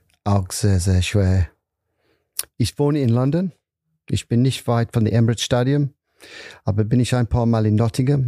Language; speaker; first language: German; non-native, fluent; English